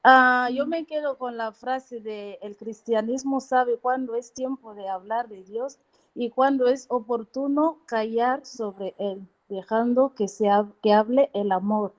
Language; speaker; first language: Spanish; non-native, fluent; Portuguese